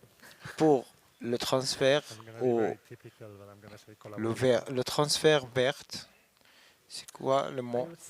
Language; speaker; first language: French; non-native, learner; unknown